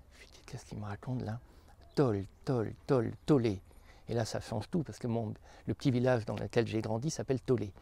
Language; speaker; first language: French; native; French